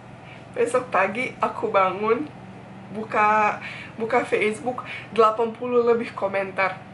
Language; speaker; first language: Indonesian; non-native, fluent; Bosnian